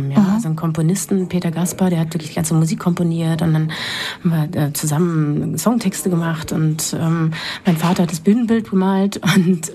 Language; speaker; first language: German; native; German